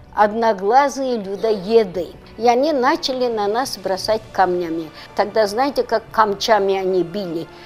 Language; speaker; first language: Russian; non-native, local second language; Crimean Tatar